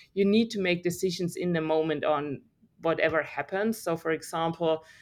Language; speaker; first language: English; non-native, fluent; German